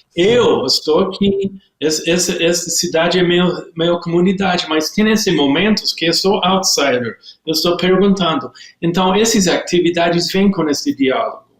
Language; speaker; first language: Portuguese; non-native, learner; English